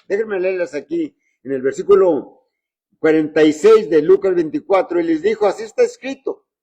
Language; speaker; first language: Spanish; native; Spanish